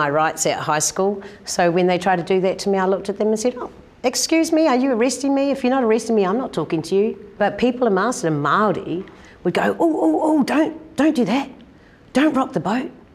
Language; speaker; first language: English; native; English